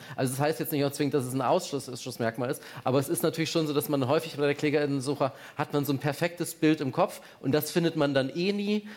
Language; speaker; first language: German; native; German